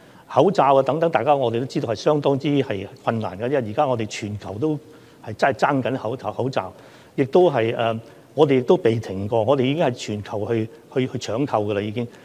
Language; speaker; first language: Chinese; non-native, local second language; Cantonese